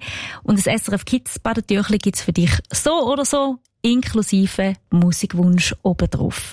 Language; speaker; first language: German; native; German